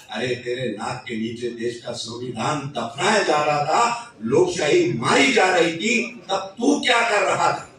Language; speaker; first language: Hindi; non-native, local second language; Marathi